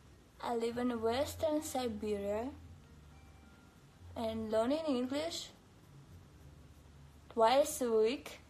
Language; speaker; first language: English; non-native, learner; Russian